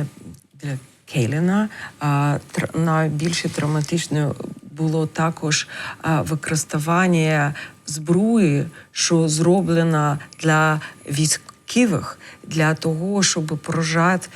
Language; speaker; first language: Ukrainian; non-native, learner; English